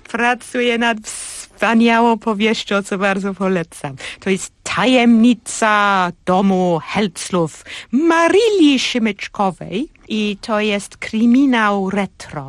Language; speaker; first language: Polish; non-native, fluent; English